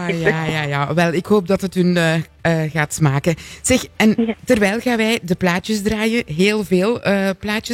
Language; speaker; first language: Dutch; native; Dutch